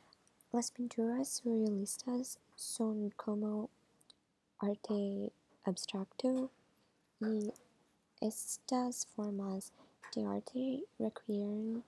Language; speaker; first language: Spanish; non-native, learner; English